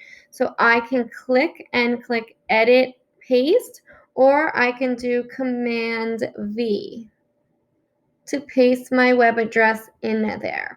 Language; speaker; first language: English; native; English